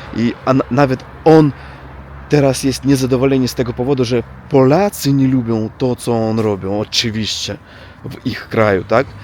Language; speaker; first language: Polish; non-native, learner; Russian